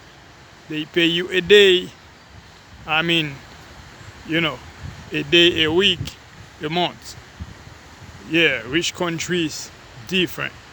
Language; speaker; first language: English; non-native, learner; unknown